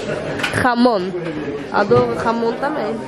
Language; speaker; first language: Portuguese; non-native, learner; Dutch